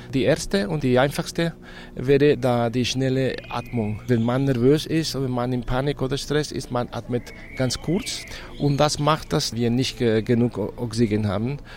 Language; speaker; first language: German; non-native, fluent; Spanish